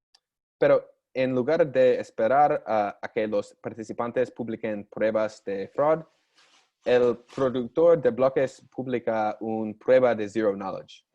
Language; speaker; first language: Spanish; non-native, learner; English